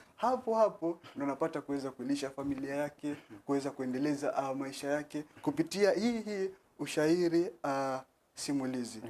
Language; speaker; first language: Swahili; native; Swahili